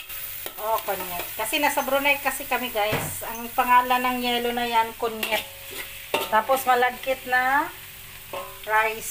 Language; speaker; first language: Filipino; non-native, local second language; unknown